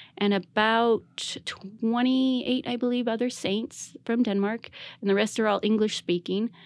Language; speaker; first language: English; native; English